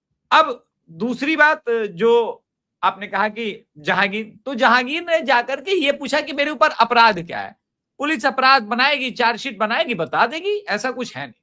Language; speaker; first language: Hindi; native; Hindi